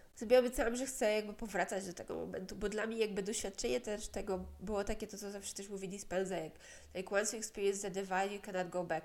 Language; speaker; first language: Polish; native; Polish